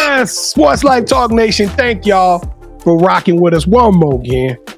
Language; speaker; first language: English; native; English